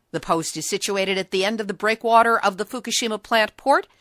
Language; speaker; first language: English; native; English